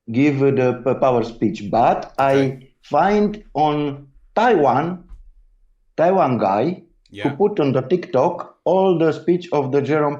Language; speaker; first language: English; non-native, learner; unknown